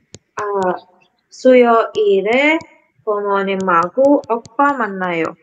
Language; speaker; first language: Korean; non-native, learner; Indonesian